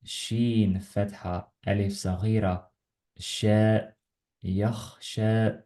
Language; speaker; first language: Arabic; non-native, learner; Estonian